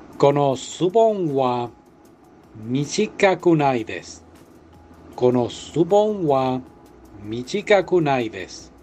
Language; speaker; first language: Japanese; non-native, learner; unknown